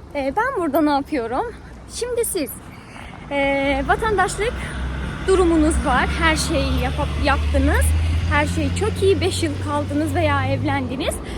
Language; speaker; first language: Turkish; non-native, fluent; Persian